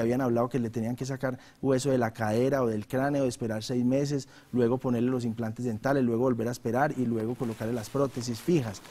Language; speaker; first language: Spanish; native; Spanish